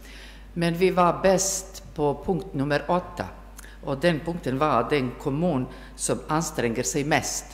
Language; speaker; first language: Swedish; non-native, fluent; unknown